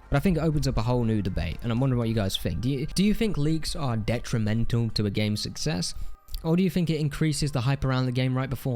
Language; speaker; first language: English; native; English